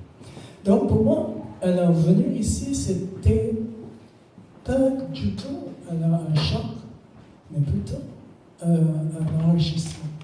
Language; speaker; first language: French; non-native, fluent; English